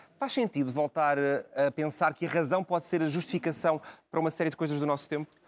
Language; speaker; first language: Portuguese; native; Portuguese